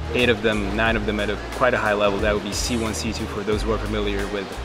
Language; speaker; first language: English; early bilingual, other home language; Slovak